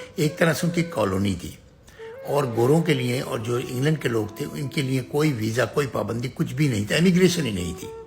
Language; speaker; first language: Urdu; native; Urdu